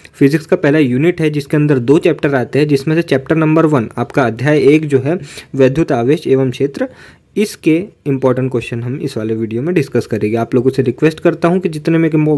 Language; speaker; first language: Hindi; native; Hindi